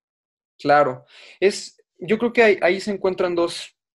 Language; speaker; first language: Spanish; native; Spanish